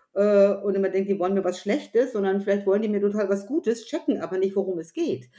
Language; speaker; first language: German; native; German